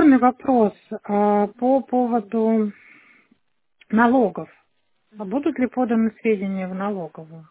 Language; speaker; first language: Russian; native; Russian